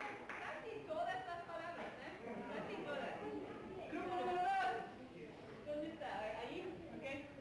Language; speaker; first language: Spanish; non-native, learner; English